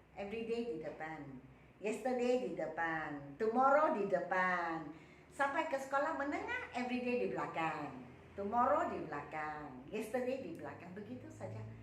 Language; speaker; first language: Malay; non-native, local second language; Chinese